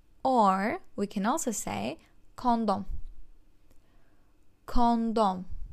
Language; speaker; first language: English; non-native, fluent; Turkish